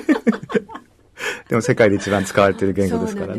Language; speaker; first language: Japanese; native; Japanese